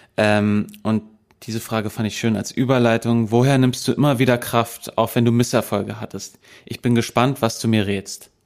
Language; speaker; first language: German; native; German